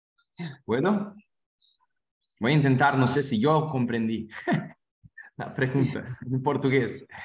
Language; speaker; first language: Spanish; non-native, fluent; Portuguese